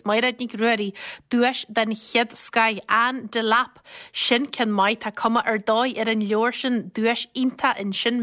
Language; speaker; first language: Irish; native; Irish